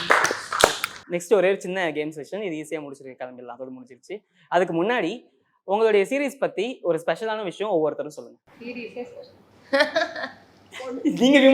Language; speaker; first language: Tamil; native; Tamil